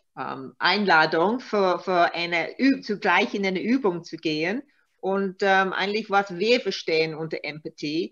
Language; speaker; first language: German; non-native, learner; Maltese